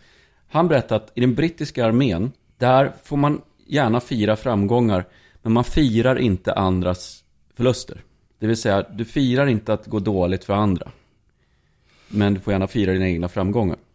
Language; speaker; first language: Swedish; native; Swedish